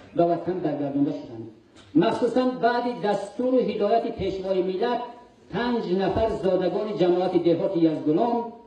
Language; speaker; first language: Tajik; non-native, local second language; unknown